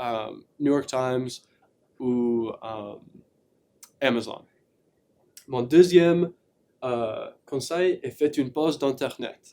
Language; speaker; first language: French; non-native, learner; English